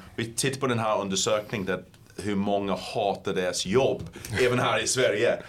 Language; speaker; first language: Swedish; non-native, fluent; English